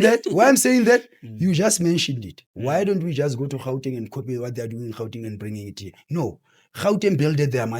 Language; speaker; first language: English; non-native, local second language; Southern Sotho